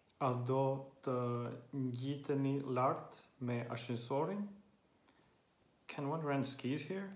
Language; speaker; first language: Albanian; non-native, learner; Finnish